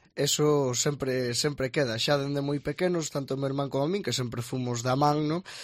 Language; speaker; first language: Galician; native; Galician